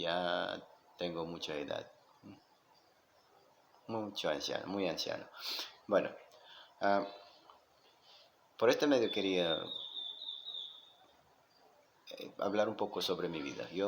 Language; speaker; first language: Spanish; non-native, local second language; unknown